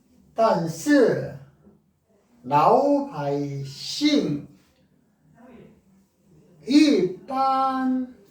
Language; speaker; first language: Chinese; non-native, learner; Korean